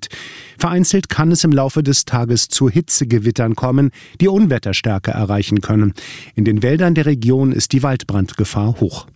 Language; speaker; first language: German; native; German